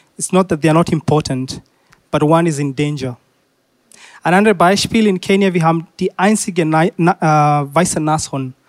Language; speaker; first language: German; non-native, learner; Swahili